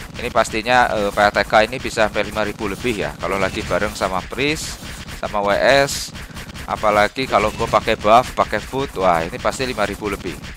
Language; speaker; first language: Indonesian; native; Indonesian